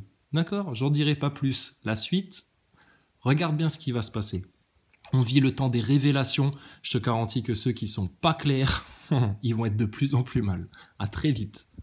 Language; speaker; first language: French; native; French